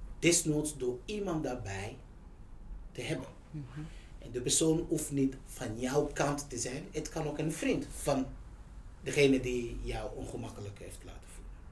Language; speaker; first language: Dutch; non-native, fluent; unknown